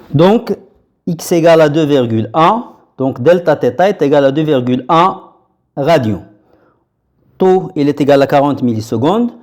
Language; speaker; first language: French; non-native, local second language; Arabic